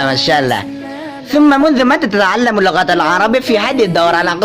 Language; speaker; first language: Arabic; non-native, learner; Indonesian